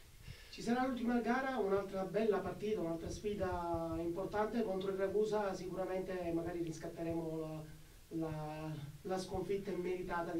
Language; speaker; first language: Italian; native; Italian